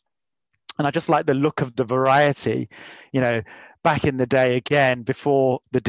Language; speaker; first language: English; native; English